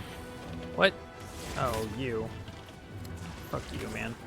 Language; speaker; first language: English; native; English